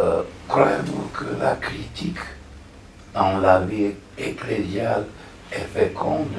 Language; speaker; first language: French; non-native, fluent; Romanian